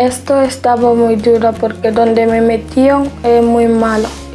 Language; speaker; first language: Spanish; non-native, learner; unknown